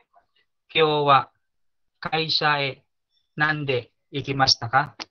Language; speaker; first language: Japanese; non-native, fluent; Filipino